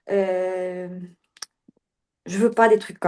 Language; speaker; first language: French; non-native, learner; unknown